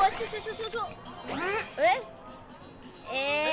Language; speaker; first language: Japanese; non-native, learner; Indonesian